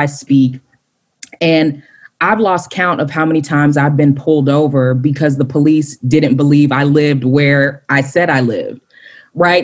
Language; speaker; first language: English; native; English